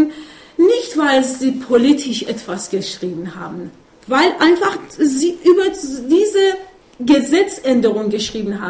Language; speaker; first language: German; non-native, fluent; Persian